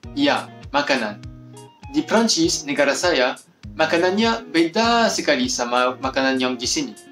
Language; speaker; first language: Indonesian; non-native, learner; French